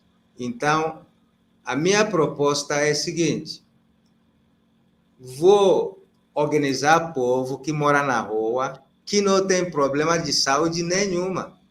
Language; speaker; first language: Portuguese; non-native, fluent; Igbo